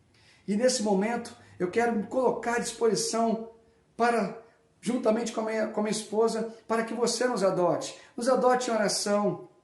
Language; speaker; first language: Portuguese; native; Portuguese